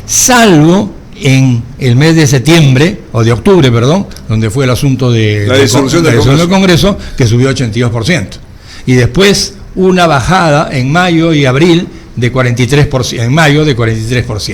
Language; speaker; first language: Spanish; native; Spanish